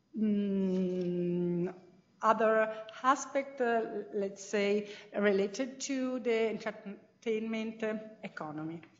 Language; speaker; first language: English; non-native, fluent; Italian